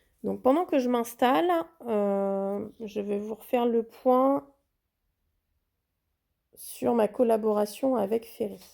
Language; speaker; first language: French; native; French